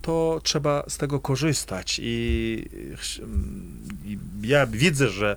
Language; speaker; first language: Polish; non-native, fluent; Kazakh